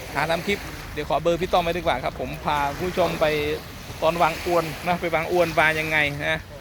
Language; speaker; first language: Thai; native; Thai